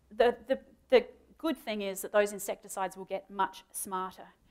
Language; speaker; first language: English; native; English